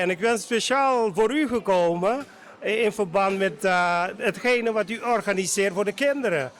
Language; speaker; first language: Dutch; non-native, local second language; Papiamento